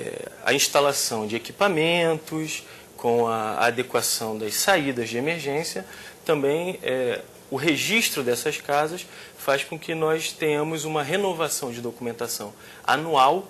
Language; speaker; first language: Portuguese; native; Portuguese